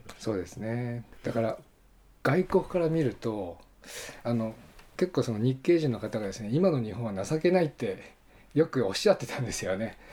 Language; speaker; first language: Japanese; native; Japanese